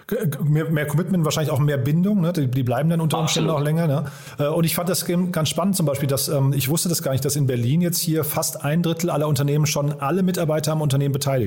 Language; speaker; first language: German; native; German